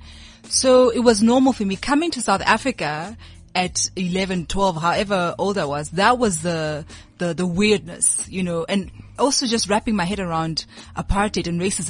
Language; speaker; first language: English; non-native, local second language; Southern Sotho